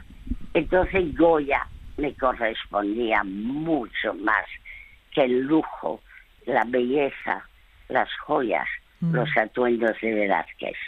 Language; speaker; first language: Spanish; non-native, fluent; French